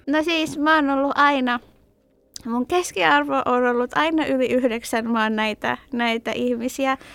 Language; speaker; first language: Finnish; early bilingual, other home language; Persian